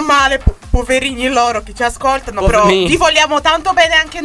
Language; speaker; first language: Italian; native; Italian